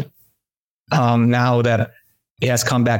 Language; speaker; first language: English; early bilingual, other home language; Spanish